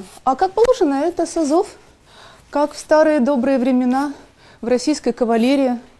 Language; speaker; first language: Russian; native; Russian